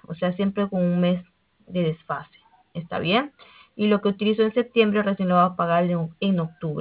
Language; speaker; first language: Spanish; native; Spanish